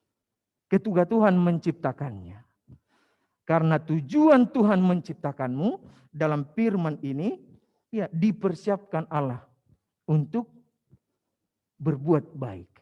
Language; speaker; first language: Indonesian; native; Indonesian